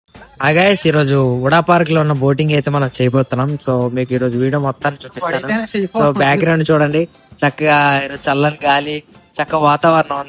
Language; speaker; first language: Telugu; native; Telugu